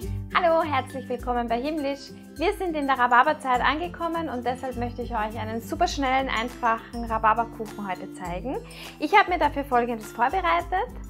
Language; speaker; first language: German; native; German